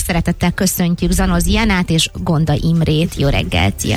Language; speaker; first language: Hungarian; native; Hungarian